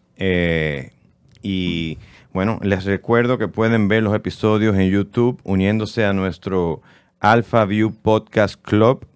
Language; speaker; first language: Spanish; native; Spanish